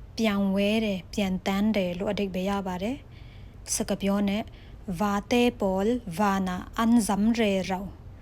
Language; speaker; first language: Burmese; non-native, local second language; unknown